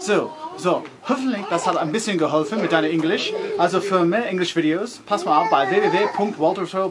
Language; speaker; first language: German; non-native, learner; English